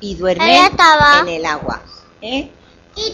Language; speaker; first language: Spanish; native; Spanish